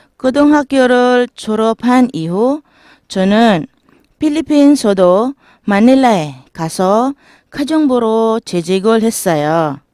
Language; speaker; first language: Korean; non-native, learner; Filipino